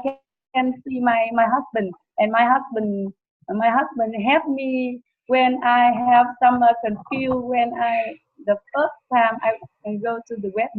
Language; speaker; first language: English; non-native, learner; Vietnamese